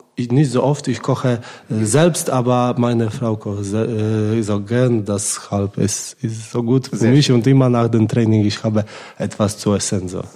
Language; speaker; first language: German; non-native, learner; Polish